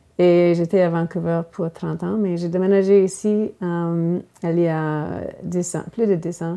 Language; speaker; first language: French; non-native, local second language; English